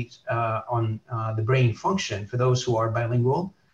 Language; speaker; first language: English; non-native, fluent; Arabic